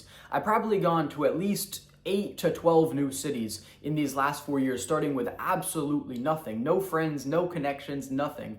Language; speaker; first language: English; native; English